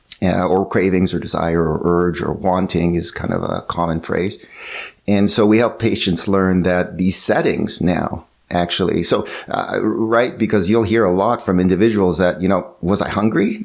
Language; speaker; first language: English; native; English